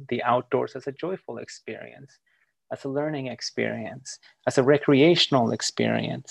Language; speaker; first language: English; early bilingual, other home language; Spanish